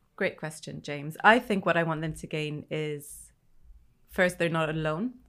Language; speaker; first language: English; non-native, fluent; Arabic